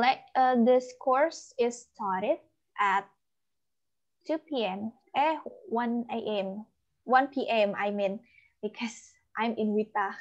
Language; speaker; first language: English; non-native, learner; Indonesian